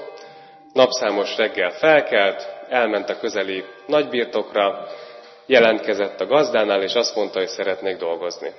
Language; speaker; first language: Hungarian; native; Hungarian